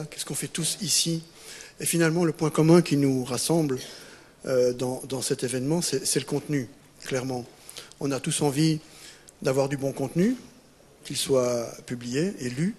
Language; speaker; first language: French; native; French